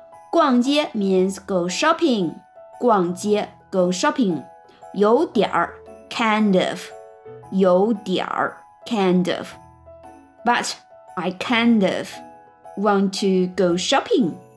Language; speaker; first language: English; non-native, fluent; Chinese